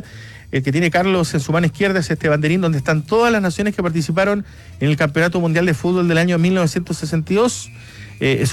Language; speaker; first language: Spanish; native; Spanish